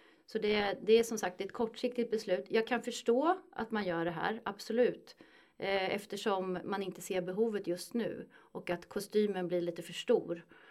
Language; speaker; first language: Swedish; native; Swedish